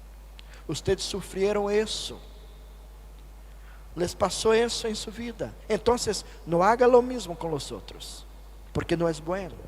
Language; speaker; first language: Spanish; non-native, fluent; Portuguese